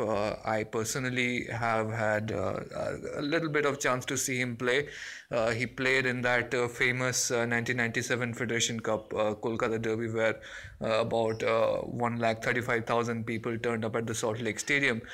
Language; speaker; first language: English; non-native, local second language; Bangla